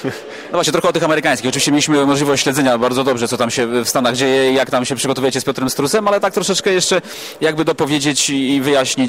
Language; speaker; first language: Polish; native; Polish